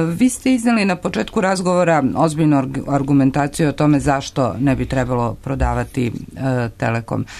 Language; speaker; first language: Serbian; native; Serbian